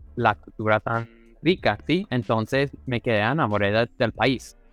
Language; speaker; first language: Spanish; non-native, fluent; English